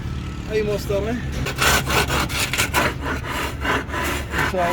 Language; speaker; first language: Arabic; native; Arabic